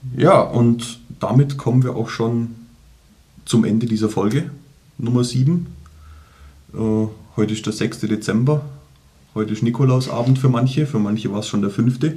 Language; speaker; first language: German; native; German